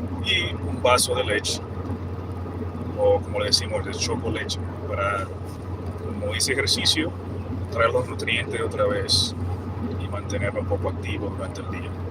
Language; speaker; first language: Spanish; early bilingual, heritage; Spanish